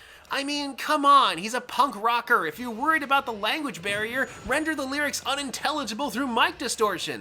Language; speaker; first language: English; native; English